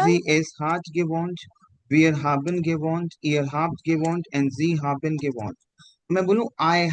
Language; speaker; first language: German; non-native, fluent; Hindi